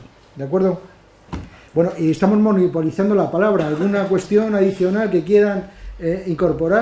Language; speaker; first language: Spanish; native; Spanish